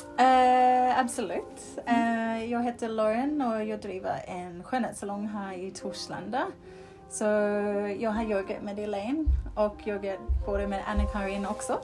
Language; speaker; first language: Swedish; non-native, fluent; English